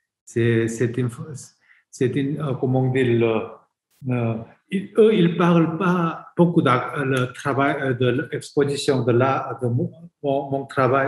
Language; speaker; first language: French; non-native, fluent; Korean